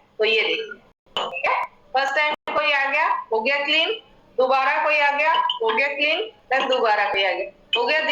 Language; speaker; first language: Hindi; non-native, local second language; Assamese